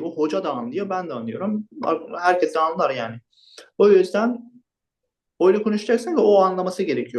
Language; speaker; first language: Turkish; non-native, fluent; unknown